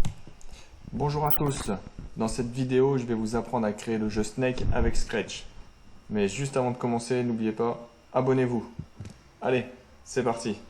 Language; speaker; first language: French; native; French